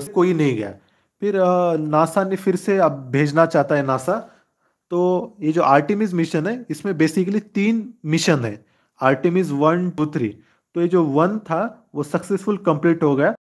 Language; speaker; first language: Hindi; non-native, local second language; Marathi